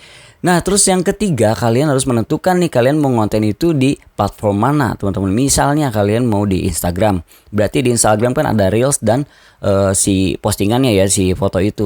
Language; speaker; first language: Indonesian; native; Indonesian